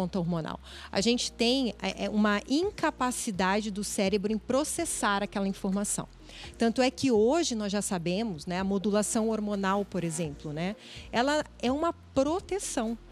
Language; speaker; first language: Portuguese; native; Portuguese